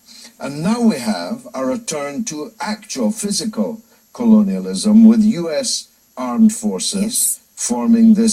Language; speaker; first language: English; native; English